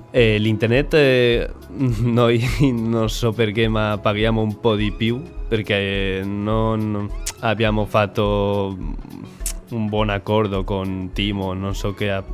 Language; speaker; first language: Italian; non-native, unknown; Spanish